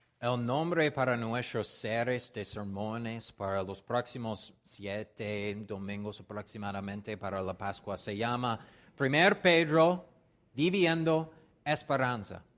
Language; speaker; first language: Spanish; non-native, learner; English